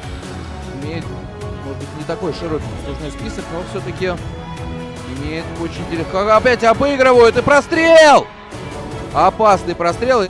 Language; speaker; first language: Russian; native; Russian